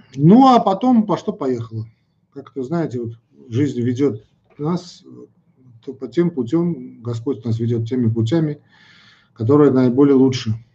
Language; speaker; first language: Russian; non-native, local second language; Armenian